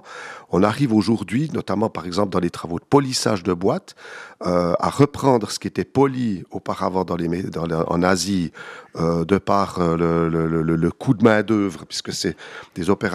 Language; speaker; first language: French; native; French